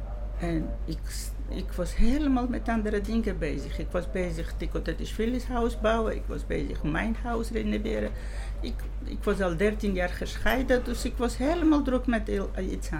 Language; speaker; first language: Dutch; non-native, fluent; Georgian